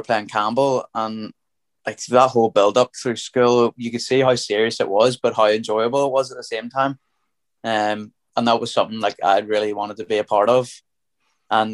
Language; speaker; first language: English; native; English